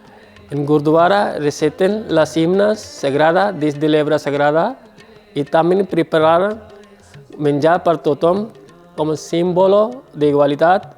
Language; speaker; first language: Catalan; non-native, learner; Punjabi